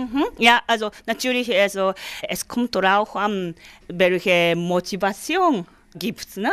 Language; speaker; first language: German; non-native, learner; Japanese